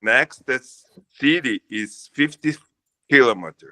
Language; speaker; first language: English; non-native, learner; Portuguese